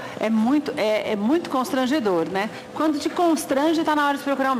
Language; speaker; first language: Portuguese; native; Portuguese